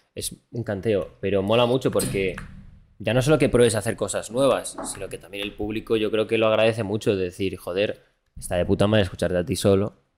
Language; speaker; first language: Spanish; native; Spanish